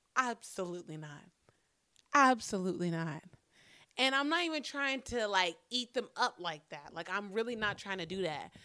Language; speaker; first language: English; native; English